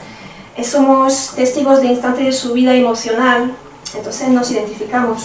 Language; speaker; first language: Spanish; non-native, fluent; French